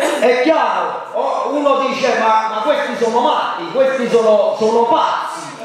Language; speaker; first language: Italian; native; Italian